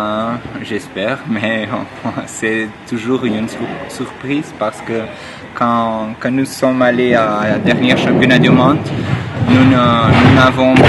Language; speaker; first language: French; non-native, fluent; Portuguese